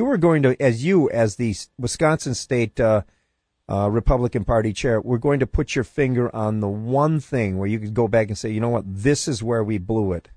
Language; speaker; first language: English; native; English